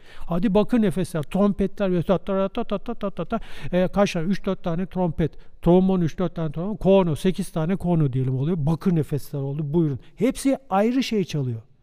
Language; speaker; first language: Turkish; native; Turkish